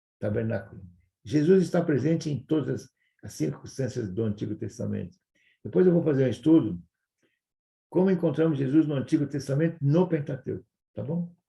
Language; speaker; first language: Portuguese; non-native, fluent; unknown